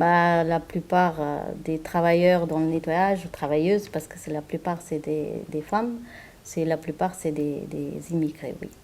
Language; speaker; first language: French; non-native, fluent; Portuguese